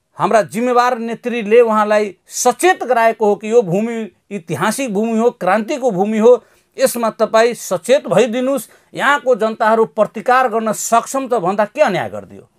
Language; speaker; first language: Nepali; non-native, local second language; Maithili